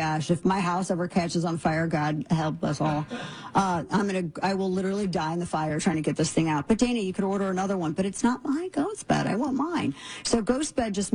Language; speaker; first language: English; native; English